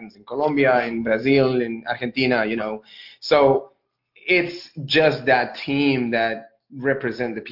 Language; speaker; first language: English; non-native, fluent; Spanish